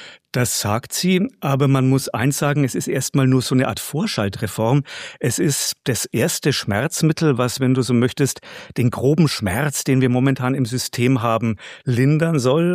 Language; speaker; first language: German; native; German